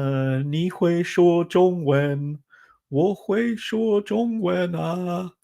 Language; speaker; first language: Chinese; non-native, fluent; English